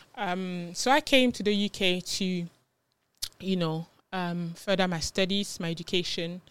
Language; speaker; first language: English; non-native, fluent; French